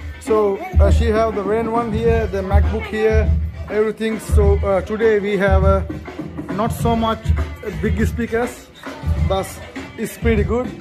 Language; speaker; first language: English; non-native, learner; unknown